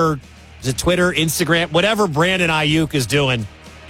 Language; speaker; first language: English; native; English